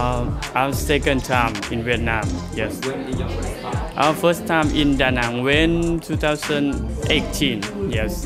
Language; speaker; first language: English; non-native, learner; Lao